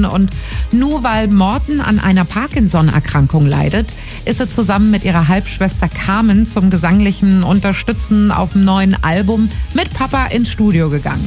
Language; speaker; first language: German; native; German